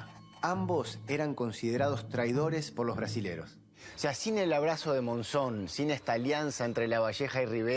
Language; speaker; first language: Spanish; native; Spanish